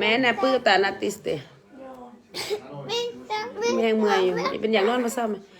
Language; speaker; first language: Finnish; non-native, learner; Thai